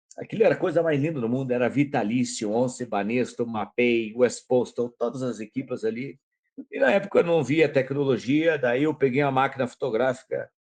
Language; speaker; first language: Portuguese; native; Portuguese